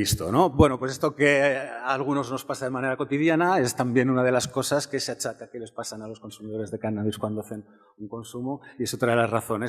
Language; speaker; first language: Spanish; native; Spanish